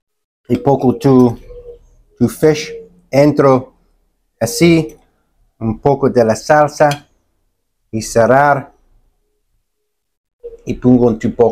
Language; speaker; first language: Spanish; non-native, learner; English